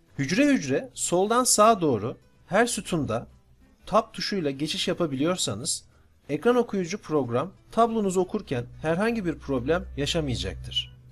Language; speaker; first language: Turkish; native; Turkish